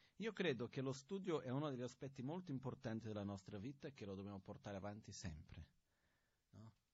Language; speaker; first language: Italian; non-native, fluent; Portuguese